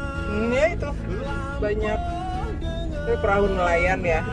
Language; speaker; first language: Indonesian; native; Indonesian